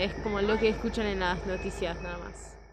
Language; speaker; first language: Spanish; non-native, fluent; English